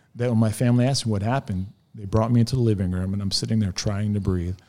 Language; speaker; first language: English; native; English